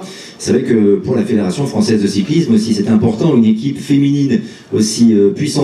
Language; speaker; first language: French; native; French